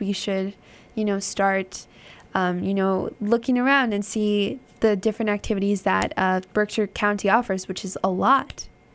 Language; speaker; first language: English; early bilingual, other home language; Spanish